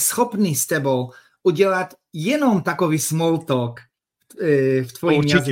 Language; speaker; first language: Czech; non-native, fluent; Polish